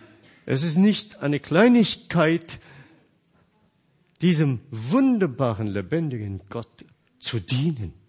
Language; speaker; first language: German; non-native, fluent; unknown